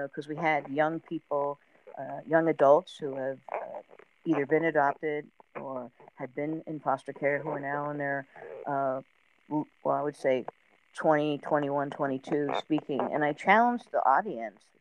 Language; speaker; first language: English; native; English